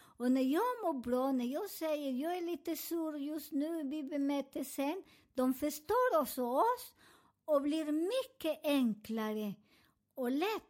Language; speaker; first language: Swedish; non-native, fluent; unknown